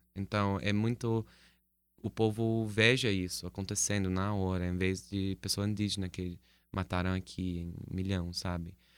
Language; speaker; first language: Portuguese; non-native, fluent; English